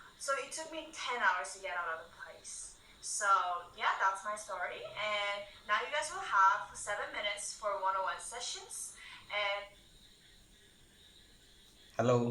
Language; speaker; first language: English; non-native, learner; Bangla